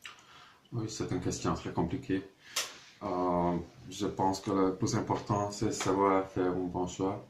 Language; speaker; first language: French; non-native, learner; Hungarian